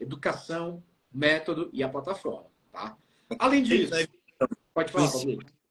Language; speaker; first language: Portuguese; native; Portuguese